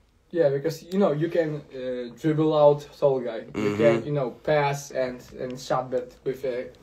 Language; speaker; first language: English; non-native, fluent; Polish